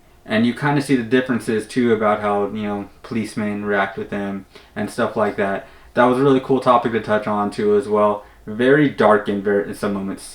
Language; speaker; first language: English; native; English